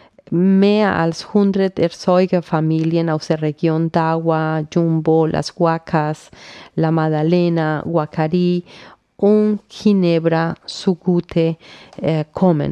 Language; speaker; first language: German; non-native, fluent; Spanish